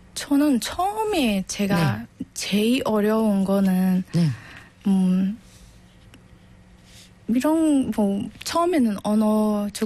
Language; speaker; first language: Korean; non-native, learner; Burmese